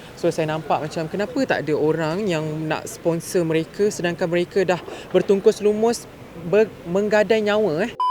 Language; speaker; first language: Malay; native; Malay